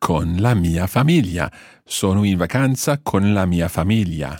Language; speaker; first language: Italian; non-native, fluent; English